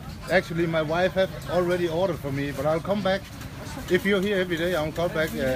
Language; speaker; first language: English; non-native, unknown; Danish